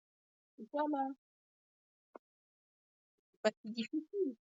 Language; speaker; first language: French; native; French